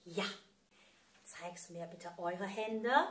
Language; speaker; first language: German; non-native, fluent; Chinese